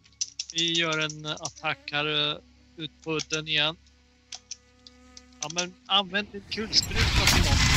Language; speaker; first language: Swedish; native; Swedish